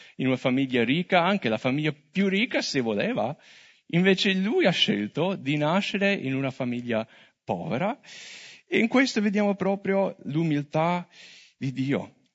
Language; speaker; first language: Italian; non-native, fluent; English